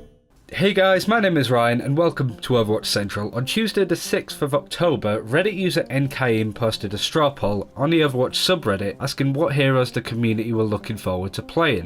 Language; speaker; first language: English; native; English